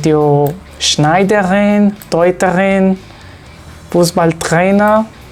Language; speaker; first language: German; non-native, learner; Spanish